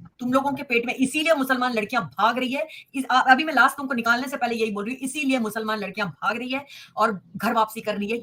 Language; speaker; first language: Hindi; native; Hindi